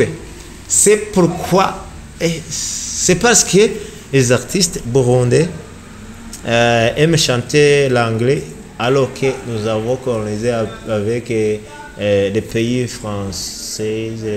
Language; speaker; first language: French; non-native, learner; Rundi